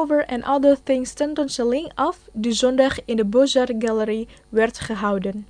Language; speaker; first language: Dutch; non-native, fluent; Indonesian